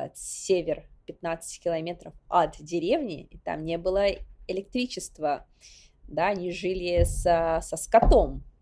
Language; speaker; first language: Russian; non-native, local second language; Yakut